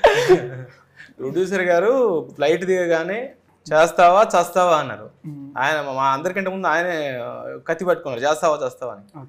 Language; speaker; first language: Telugu; native; Telugu